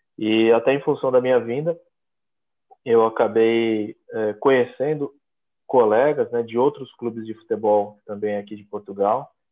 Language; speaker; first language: Portuguese; native; Portuguese